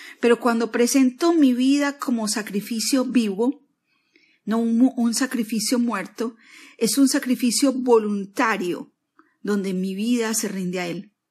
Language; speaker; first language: Spanish; native; Spanish